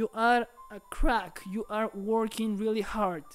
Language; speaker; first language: English; non-native, fluent; Spanish